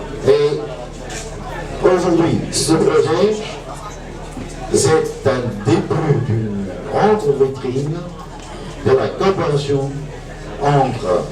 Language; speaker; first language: French; non-native, fluent; Chinese